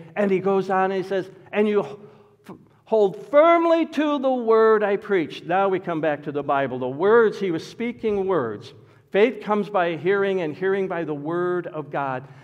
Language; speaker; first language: English; native; English